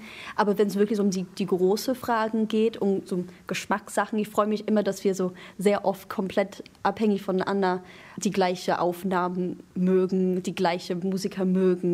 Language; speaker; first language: German; non-native, fluent; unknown